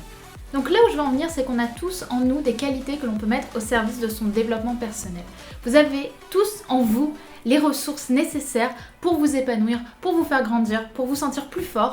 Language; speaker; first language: French; native; French